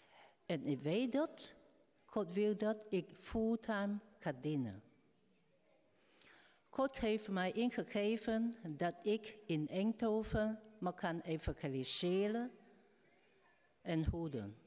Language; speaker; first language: Dutch; non-native, fluent; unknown